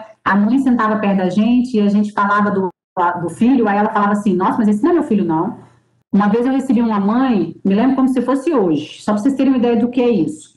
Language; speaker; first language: Portuguese; native; Portuguese